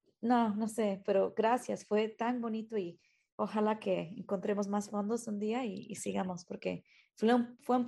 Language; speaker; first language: Spanish; early bilingual, heritage; Spanish